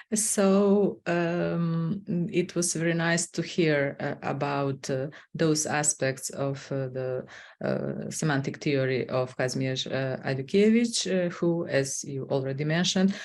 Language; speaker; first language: English; non-native, fluent; Macedonian